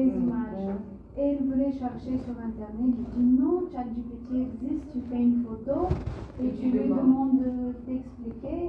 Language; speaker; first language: French; non-native, learner; Bulgarian